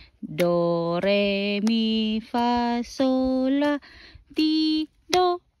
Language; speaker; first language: Filipino; non-native, local second language; Cebuano